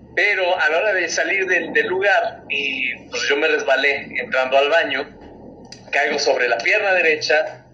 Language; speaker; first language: Spanish; native; Spanish